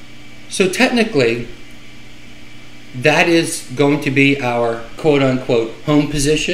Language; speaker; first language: English; native; English